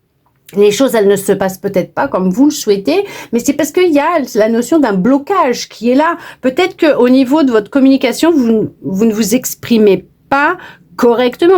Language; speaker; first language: French; native; French